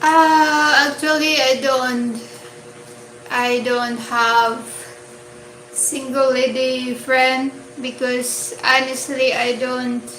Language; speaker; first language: English; non-native, local second language; Filipino